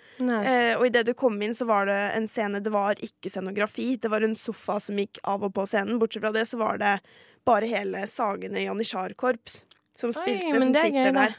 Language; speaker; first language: Norwegian; native; Norwegian